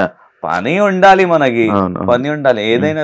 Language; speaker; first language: Telugu; non-native, learner; Hindi